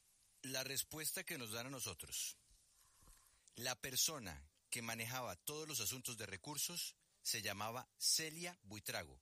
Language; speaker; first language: Spanish; native; Spanish